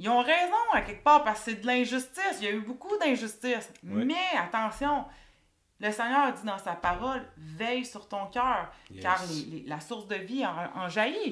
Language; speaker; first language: French; native; French